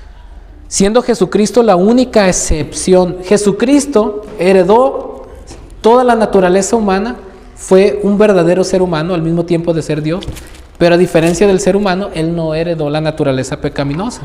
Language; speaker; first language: Spanish; native; Spanish